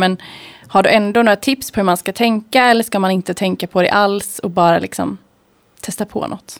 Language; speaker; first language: Swedish; native; Swedish